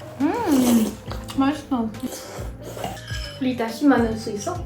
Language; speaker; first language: Korean; non-native, learner; French